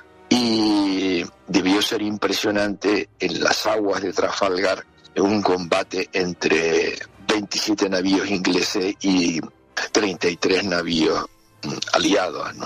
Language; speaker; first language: Spanish; native; Spanish